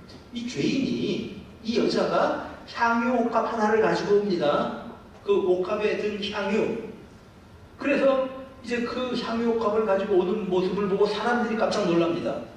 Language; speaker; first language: Korean; native; Korean